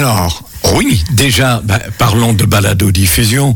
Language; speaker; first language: French; native; French